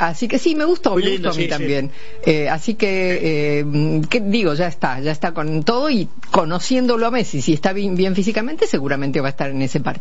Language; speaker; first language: Spanish; native; Spanish